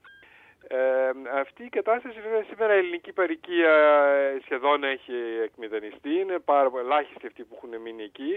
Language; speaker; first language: Greek; early bilingual, heritage; Greek